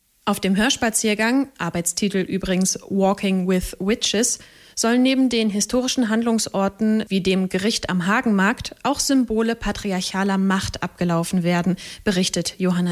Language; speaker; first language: German; native; German